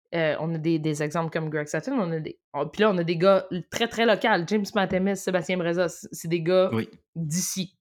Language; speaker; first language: French; native; French